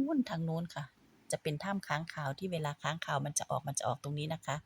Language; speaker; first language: Thai; native; Thai